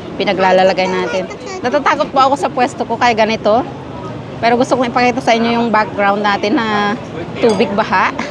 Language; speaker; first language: Filipino; non-native, local second language; Iloko